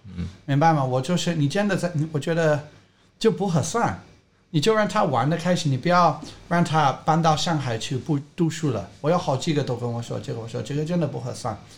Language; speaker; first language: Chinese; non-native, fluent; English